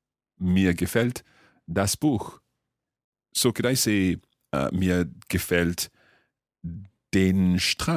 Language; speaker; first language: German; non-native, learner; English